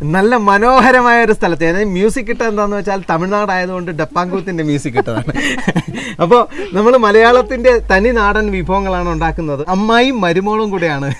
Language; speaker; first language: Malayalam; native; Malayalam